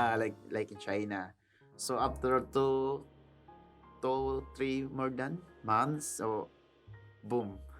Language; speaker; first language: English; non-native, learner; Filipino